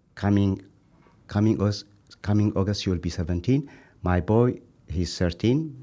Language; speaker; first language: English; non-native, fluent; Amharic